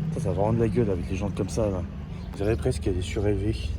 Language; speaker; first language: French; native; French